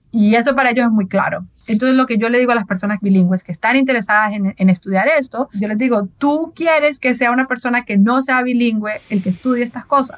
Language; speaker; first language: Spanish; native; Spanish